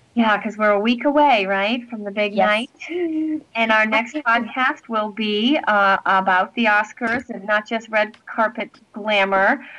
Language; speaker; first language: English; native; English